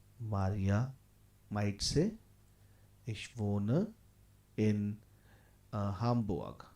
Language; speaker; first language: German; non-native, fluent; Hindi